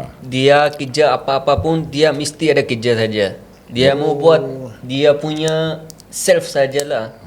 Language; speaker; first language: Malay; non-native, learner; Punjabi